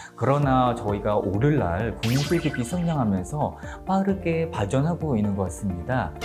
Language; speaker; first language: Korean; non-native, fluent; Khmer